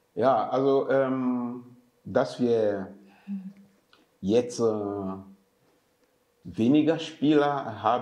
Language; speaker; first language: German; non-native, fluent; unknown